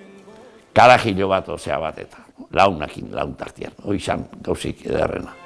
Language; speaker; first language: Basque; native; Basque